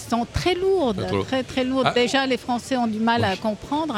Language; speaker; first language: French; native; French